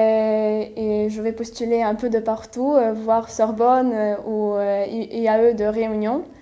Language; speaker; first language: French; non-native, fluent; Ukrainian